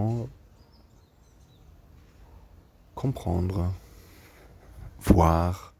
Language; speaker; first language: French; non-native, learner; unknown